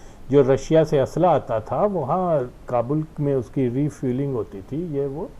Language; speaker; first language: Urdu; native; Urdu